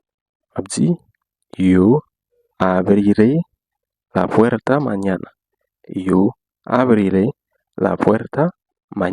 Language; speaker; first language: Spanish; non-native, fluent; Haitian Creole